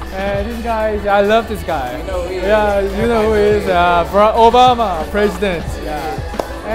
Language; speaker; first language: English; non-native, learner; Korean